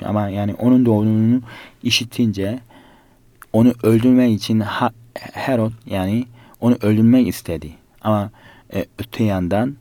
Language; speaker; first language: Turkish; non-native, fluent; Korean